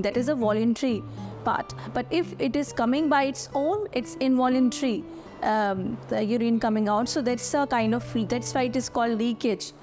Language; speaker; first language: English; non-native, local second language; Hindi